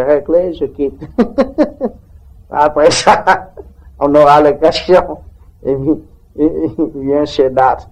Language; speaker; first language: French; non-native, learner; Vietnamese